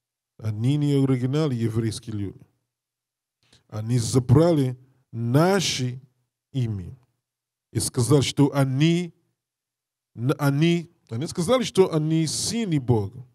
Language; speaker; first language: Russian; non-native, learner; English